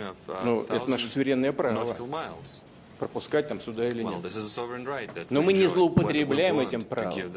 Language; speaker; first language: Russian; native; Russian